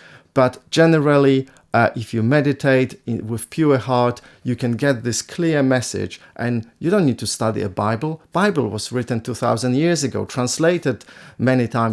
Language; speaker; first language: English; non-native, fluent; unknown